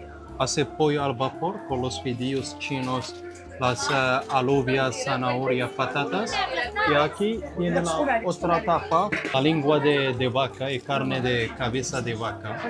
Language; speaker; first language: Spanish; non-native, fluent; Arabic